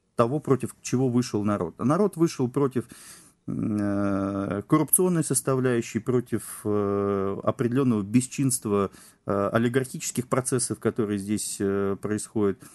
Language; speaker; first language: Russian; native; Russian